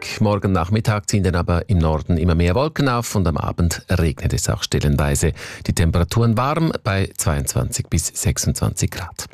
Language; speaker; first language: German; native; German